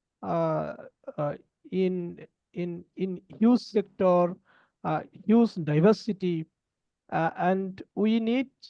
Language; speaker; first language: English; non-native, learner; Bangla